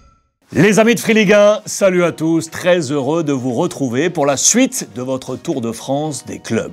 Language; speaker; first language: French; native; French